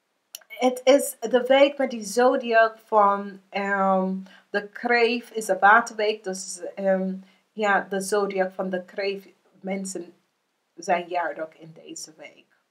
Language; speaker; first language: Dutch; non-native, learner; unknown